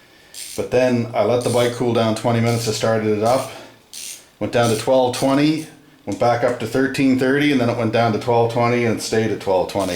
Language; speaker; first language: English; native; English